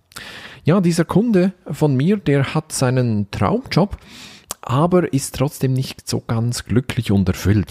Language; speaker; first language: German; native; German